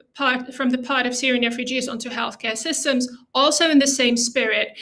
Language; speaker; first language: English; non-native, fluent; Arabic